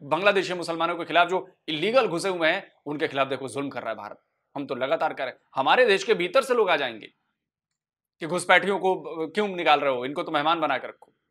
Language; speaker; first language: Hindi; native; Hindi